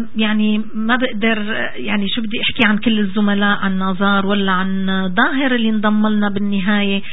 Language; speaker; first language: Arabic; native; Arabic